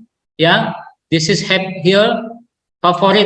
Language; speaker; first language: English; non-native, learner; Indonesian